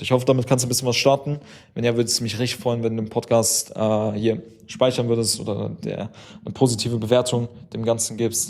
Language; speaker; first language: German; native; German